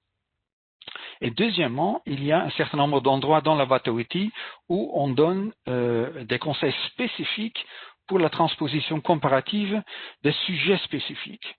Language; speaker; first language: French; non-native, fluent; Dutch